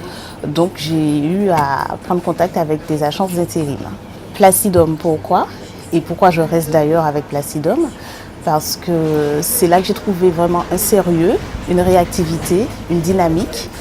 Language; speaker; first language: French; native; French